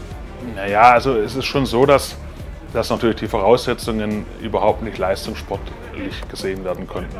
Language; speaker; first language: German; native; German